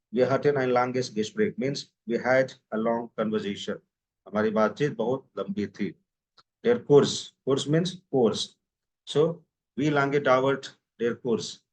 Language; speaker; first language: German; non-native, fluent; Hindi